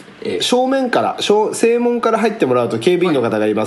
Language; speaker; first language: Japanese; native; Japanese